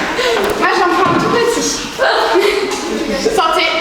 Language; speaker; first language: French; native; French